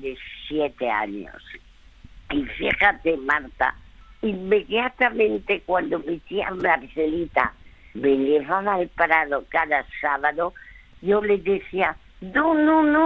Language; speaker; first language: Spanish; early bilingual, other home language; French